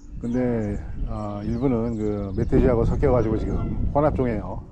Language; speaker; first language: Korean; native; Korean